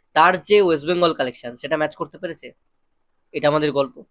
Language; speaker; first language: Bangla; native; Bangla